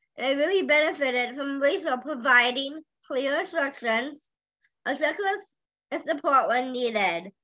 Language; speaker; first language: English; native; English